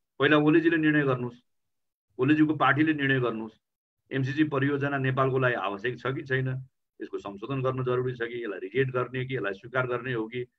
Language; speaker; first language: Nepali; native; Nepali